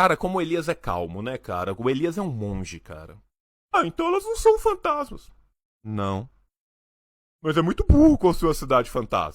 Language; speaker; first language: Portuguese; native; Portuguese